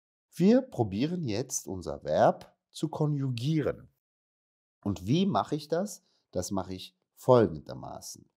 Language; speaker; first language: German; non-native, fluent; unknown